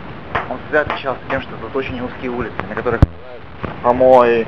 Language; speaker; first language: Russian; early bilingual, heritage; Russian